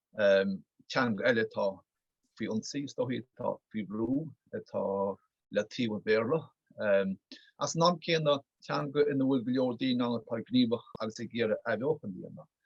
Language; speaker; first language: Irish; native; Irish